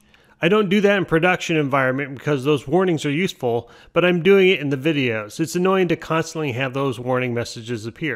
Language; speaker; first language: English; native; English